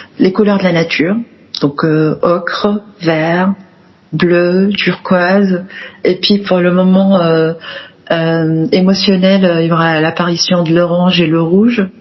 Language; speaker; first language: French; non-native, local second language; Arabic